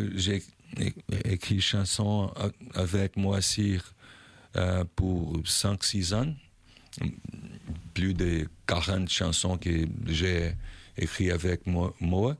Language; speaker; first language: French; non-native, learner; Portuguese